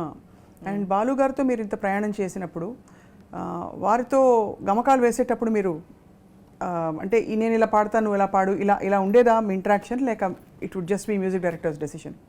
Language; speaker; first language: Telugu; native; Telugu